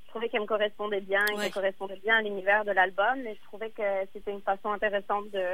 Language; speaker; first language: French; native; French